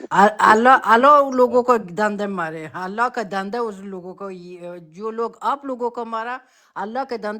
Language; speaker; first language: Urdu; non-native, fluent; Persian